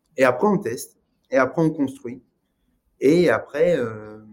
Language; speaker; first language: French; native; French